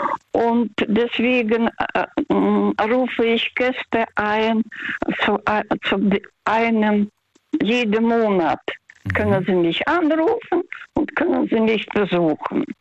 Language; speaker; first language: German; non-native, fluent; Russian